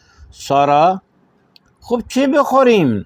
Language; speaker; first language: Persian; non-native, fluent; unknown